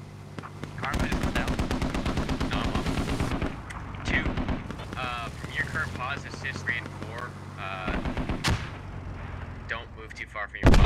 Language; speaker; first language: English; native; English